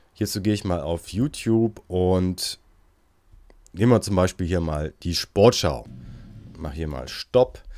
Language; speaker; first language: German; native; German